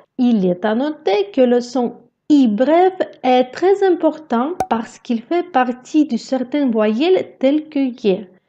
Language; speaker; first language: French; non-native, fluent; Russian